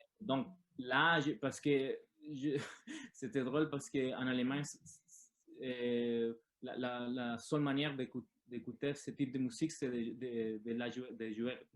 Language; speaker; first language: French; non-native, learner; Spanish